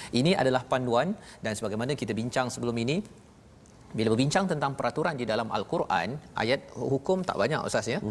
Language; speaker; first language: Malay; native; Malay